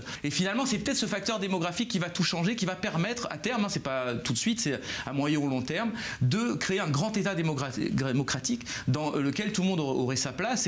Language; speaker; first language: French; native; French